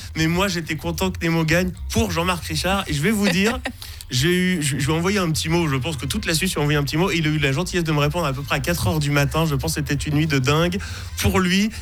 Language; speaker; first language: French; native; French